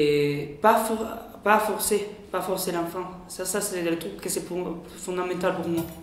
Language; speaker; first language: French; non-native, fluent; Italian